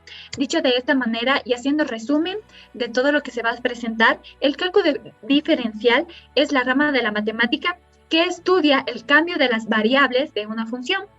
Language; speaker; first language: Spanish; native; Spanish